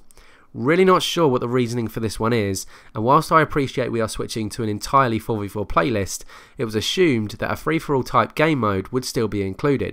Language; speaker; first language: English; native; English